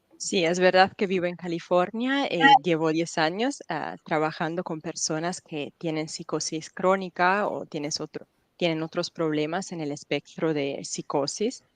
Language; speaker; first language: Spanish; non-native, fluent; English